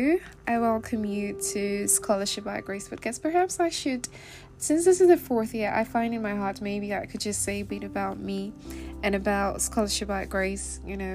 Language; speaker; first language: English; non-native, local second language; Igbo